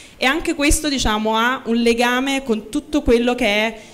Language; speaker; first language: Italian; native; Italian